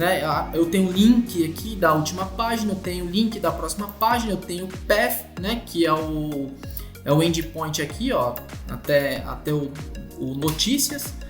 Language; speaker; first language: Portuguese; native; Portuguese